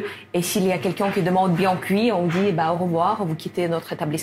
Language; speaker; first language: French; non-native, fluent; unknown